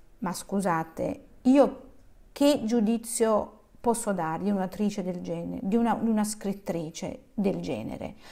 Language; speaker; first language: Italian; native; Italian